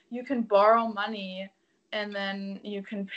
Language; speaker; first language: English; non-native, fluent; German